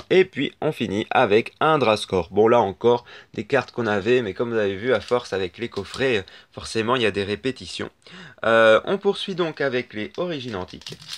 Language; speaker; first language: French; native; French